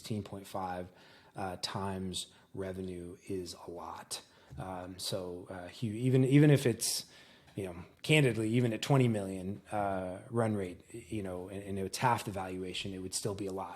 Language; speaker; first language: English; native; English